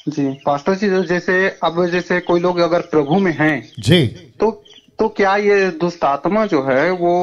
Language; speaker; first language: Hindi; native; Hindi